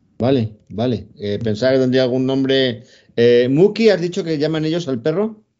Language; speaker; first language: Spanish; native; Spanish